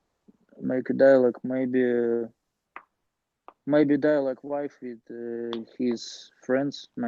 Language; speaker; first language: English; non-native, learner; Russian